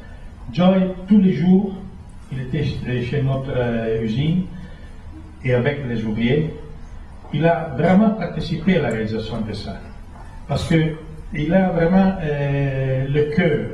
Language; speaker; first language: French; non-native, fluent; Italian